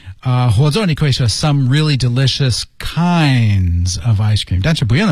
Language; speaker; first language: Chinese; non-native, learner; English